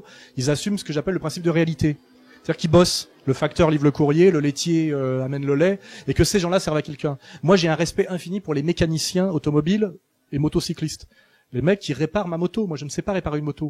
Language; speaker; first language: French; native; French